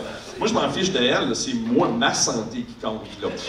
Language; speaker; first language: French; native; French